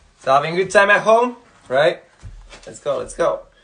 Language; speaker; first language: English; non-native, fluent; Japanese